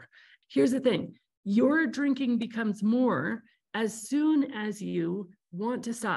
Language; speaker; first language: English; native; English